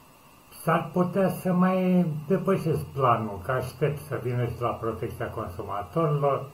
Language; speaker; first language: Romanian; native; Romanian